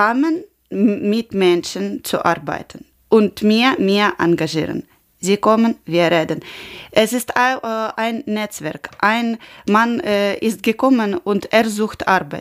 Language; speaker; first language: German; non-native, learner; Ukrainian